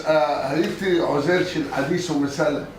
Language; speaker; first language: Hebrew; non-native, local second language; Arabic